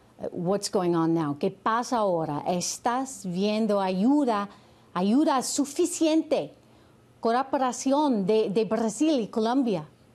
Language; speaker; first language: Spanish; non-native, learner; English